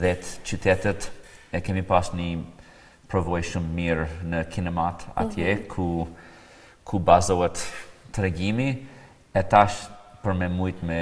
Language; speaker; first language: Albanian; non-native, fluent; English